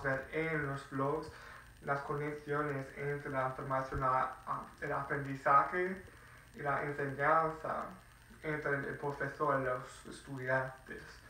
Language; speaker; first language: Spanish; non-native, fluent; English